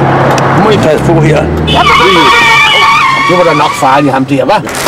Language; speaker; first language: Danish; native; Danish